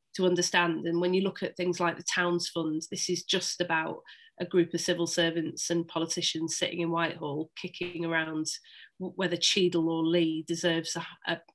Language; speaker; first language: English; native; English